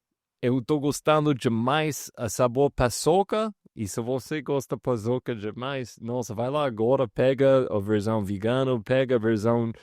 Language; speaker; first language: Portuguese; non-native, fluent; English